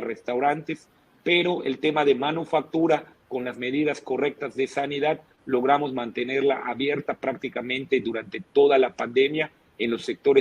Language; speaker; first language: Spanish; native; Spanish